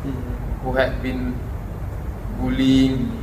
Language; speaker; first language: English; non-native, local second language; Malay